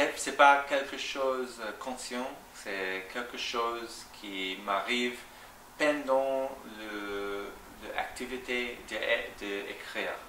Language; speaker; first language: French; non-native, fluent; English